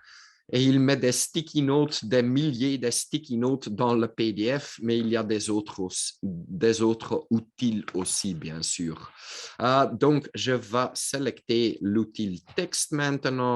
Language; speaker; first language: French; non-native, local second language; Dutch